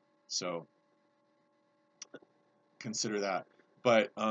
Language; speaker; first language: English; native; English